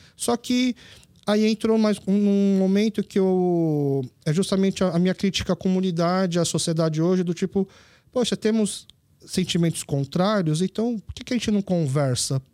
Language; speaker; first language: Portuguese; early bilingual, other home language; Korean